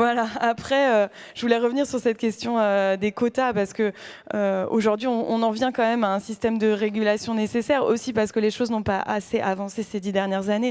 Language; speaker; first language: French; native; French